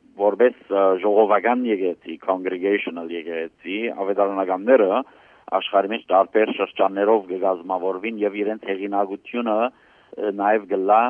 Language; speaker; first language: Armenian; early bilingual, heritage; Armenian